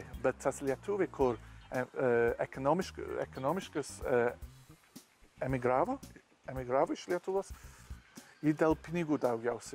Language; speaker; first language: Lithuanian; non-native, learner; English